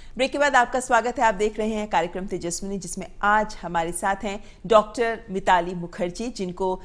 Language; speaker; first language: Hindi; native; Hindi